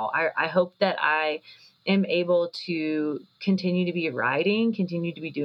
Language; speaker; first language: English; native; English